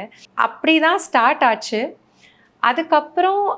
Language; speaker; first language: Tamil; non-native, fluent; Malayalam